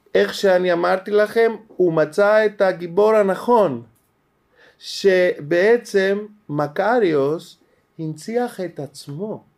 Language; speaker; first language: Hebrew; non-native, fluent; Greek